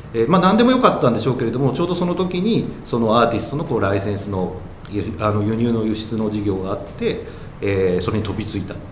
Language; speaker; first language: Japanese; native; Japanese